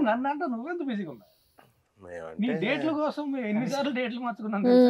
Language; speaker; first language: Telugu; native; Telugu